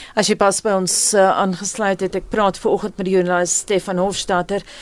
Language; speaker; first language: English; non-native, local second language; Afrikaans